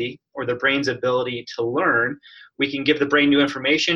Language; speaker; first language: English; native; English